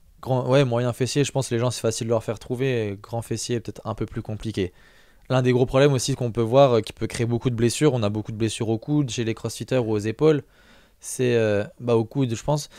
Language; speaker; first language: French; native; French